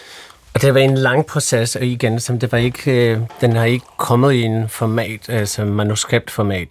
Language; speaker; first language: Danish; non-native, fluent; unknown